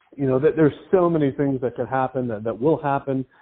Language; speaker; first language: English; native; English